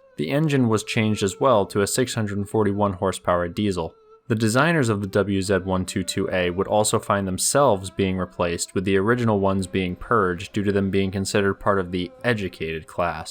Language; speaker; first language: English; native; English